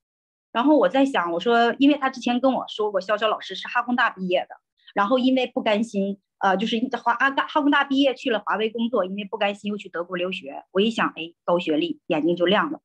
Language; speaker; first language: Chinese; native; Chinese